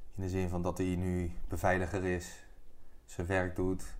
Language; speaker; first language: Dutch; native; Dutch